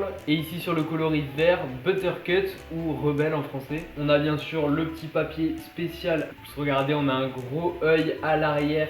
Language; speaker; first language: French; native; French